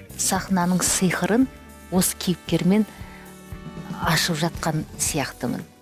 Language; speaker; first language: Kazakh; native; Kazakh